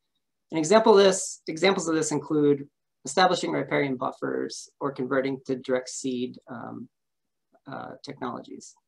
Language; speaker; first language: English; native; English